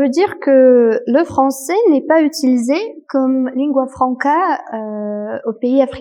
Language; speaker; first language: French; non-native, fluent; Russian